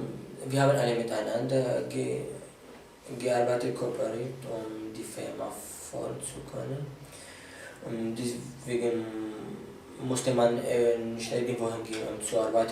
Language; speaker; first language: German; early bilingual, other home language; Arabic